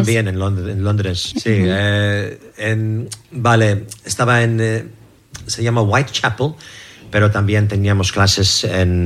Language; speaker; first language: Spanish; non-native, learner; English